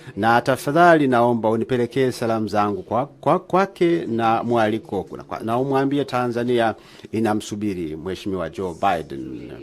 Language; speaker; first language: Swahili; native; Swahili